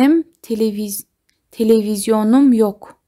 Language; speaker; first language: Turkish; non-native, fluent; Kazakh